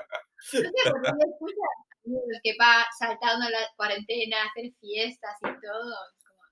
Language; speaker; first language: Spanish; non-native, fluent; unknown